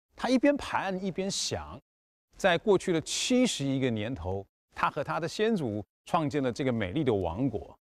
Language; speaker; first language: Chinese; native; Chinese